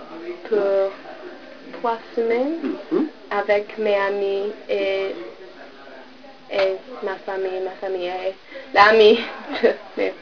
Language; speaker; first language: French; non-native, learner; English